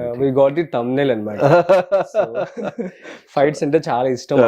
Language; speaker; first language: Telugu; native; Telugu